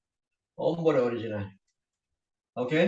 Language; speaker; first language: Spanish; non-native, learner; Korean